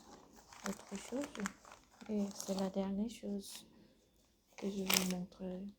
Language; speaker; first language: French; non-native, learner; Korean